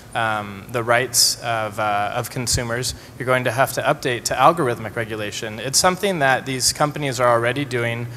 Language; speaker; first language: English; native; English